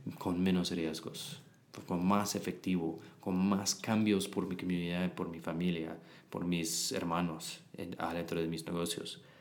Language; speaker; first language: Spanish; non-native, learner; English